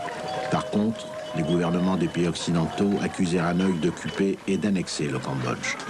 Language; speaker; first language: French; native; French